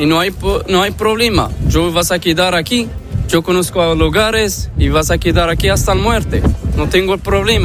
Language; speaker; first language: Spanish; non-native, learner; Arabic